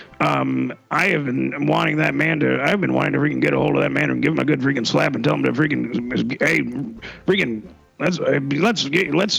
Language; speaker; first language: English; native; English